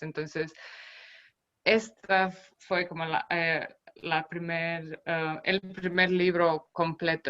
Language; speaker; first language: Spanish; non-native, fluent; Romanian